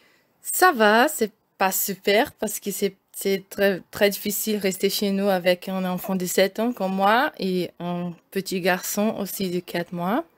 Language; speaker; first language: French; non-native, learner; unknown